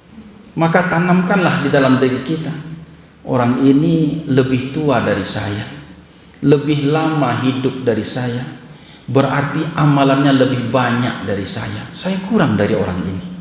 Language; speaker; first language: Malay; non-native, local second language; Minangkabau